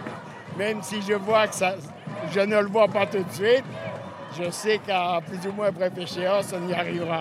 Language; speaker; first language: French; early bilingual, other home language; Spanish